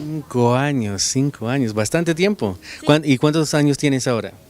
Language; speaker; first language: Spanish; native; Spanish